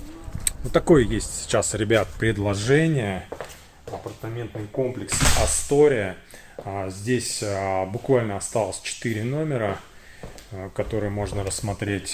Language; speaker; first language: Russian; native; Russian